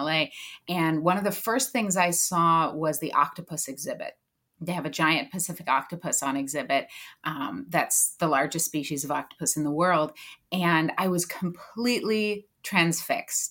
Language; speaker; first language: English; native; English